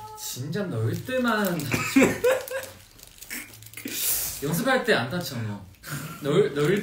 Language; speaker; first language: Korean; non-native, fluent; Chinese